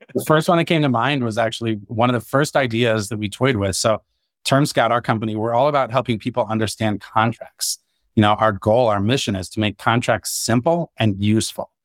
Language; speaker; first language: English; native; English